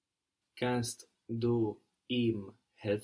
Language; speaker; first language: German; non-native, learner; English